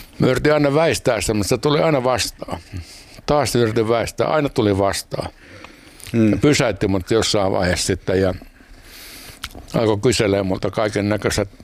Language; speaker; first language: Finnish; native; Finnish